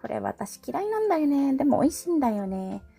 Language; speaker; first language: Japanese; non-native, fluent; Filipino